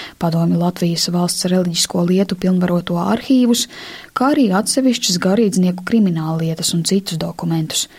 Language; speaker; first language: Latvian; native; Latvian